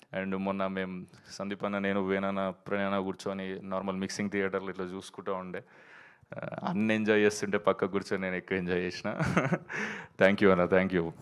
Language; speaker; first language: Telugu; native; Telugu